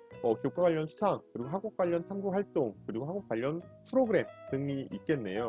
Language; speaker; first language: Korean; native; Korean